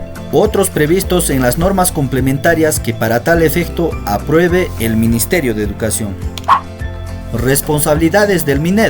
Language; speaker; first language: Spanish; native; Spanish